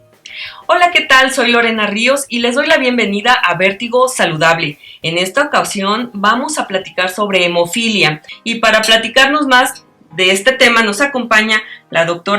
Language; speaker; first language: Spanish; native; Spanish